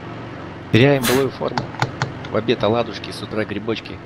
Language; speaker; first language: Russian; native; Russian